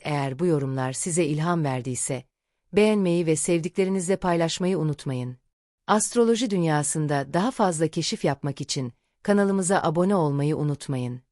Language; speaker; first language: Turkish; native; Turkish